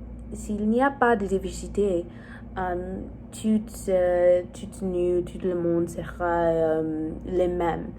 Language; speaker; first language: French; non-native, learner; English